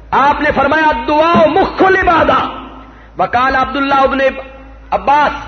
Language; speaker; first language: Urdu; non-native, local second language; Punjabi